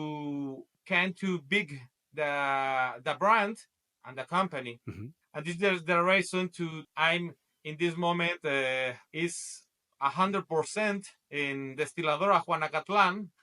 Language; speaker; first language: English; non-native, learner; Spanish